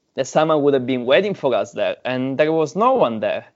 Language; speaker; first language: English; non-native, fluent; Italian